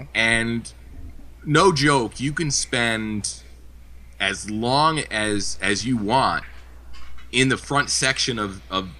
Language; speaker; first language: English; native; English